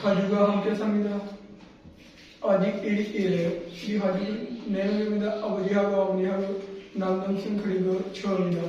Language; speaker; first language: Korean; non-native, learner; Punjabi